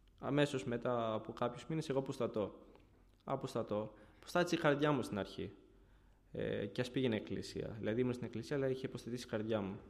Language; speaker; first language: Greek; early bilingual, other home language; Bulgarian